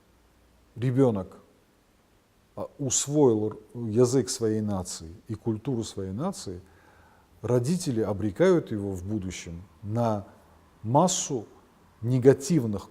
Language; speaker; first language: Russian; non-native, local second language; Ossetic